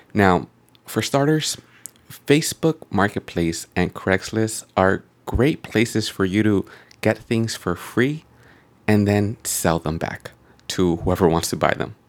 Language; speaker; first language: English; native; English